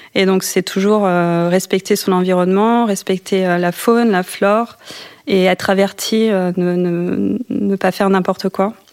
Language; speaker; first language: French; native; French